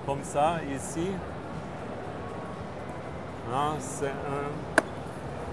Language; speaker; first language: French; non-native, fluent; German